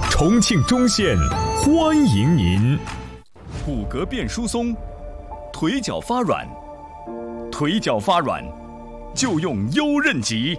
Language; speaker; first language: Chinese; native; Chinese